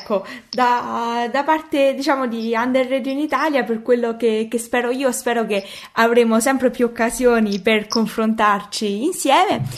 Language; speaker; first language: Italian; native; Italian